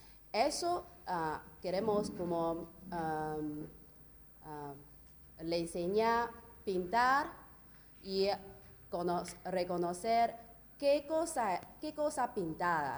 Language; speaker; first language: Spanish; non-native, learner; Chinese